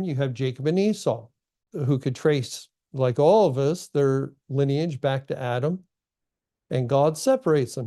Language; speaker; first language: English; native; English